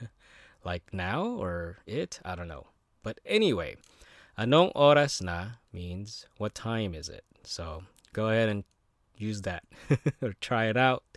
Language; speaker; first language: English; native; English